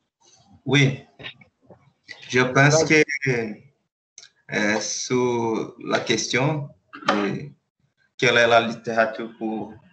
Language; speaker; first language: French; non-native, learner; Portuguese